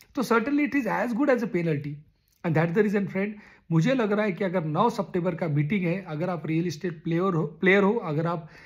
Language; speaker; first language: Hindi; non-native, local second language; Marathi